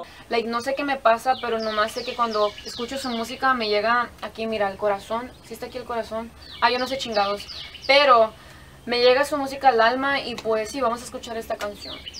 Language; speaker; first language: Spanish; early bilingual, heritage; Spanish